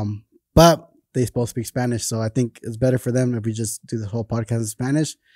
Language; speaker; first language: English; early bilingual, other home language; Spanish